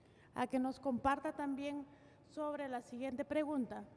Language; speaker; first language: Spanish; native; Spanish